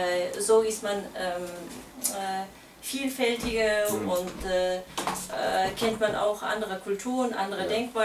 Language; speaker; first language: German; non-native, fluent; Kazakh